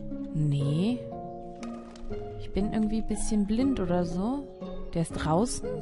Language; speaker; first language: German; native; German